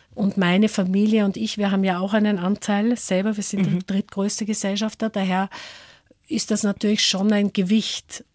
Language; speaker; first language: German; native; German